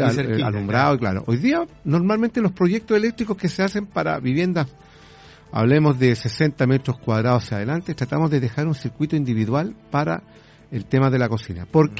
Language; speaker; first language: Spanish; native; Spanish